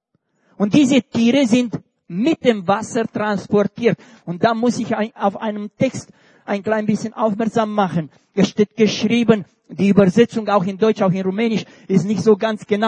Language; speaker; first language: German; non-native, fluent; Romanian